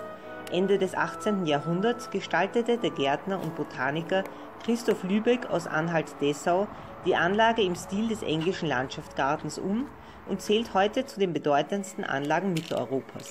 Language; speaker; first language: German; native; German